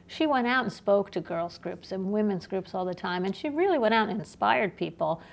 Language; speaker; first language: English; native; English